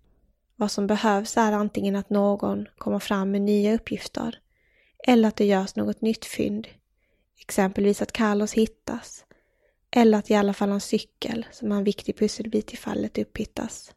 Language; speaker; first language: Swedish; native; Swedish